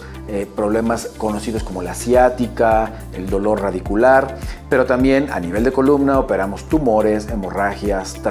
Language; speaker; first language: Spanish; native; Spanish